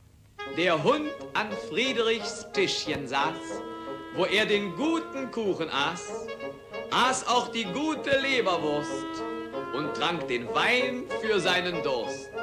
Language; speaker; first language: German; native; German